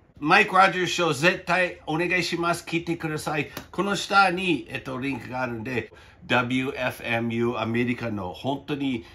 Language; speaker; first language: Japanese; non-native, fluent; English